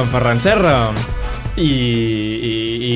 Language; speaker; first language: Catalan; native; Catalan